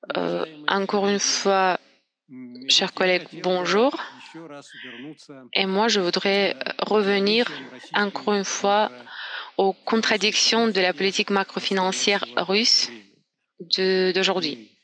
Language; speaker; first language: French; non-native, fluent; Russian